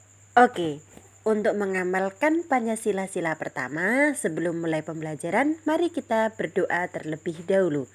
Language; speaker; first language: Indonesian; native; Indonesian